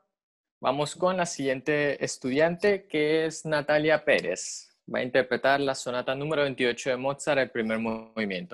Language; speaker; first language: Spanish; native; Spanish